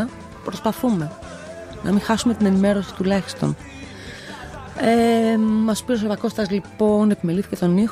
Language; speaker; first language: Greek; native; Greek